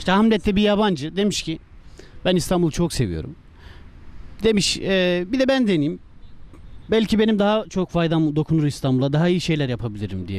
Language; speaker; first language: Turkish; native; Turkish